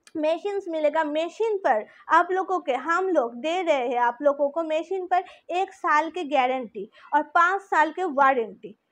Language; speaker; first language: Hindi; non-native, local second language; Bangla